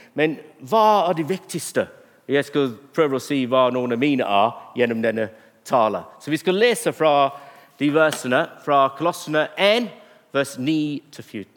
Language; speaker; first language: Norwegian; non-native, fluent; English